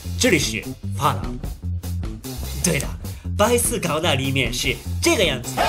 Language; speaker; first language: Chinese; non-native, fluent; Japanese